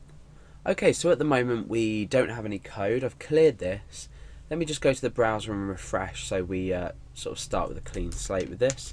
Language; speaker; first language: English; native; English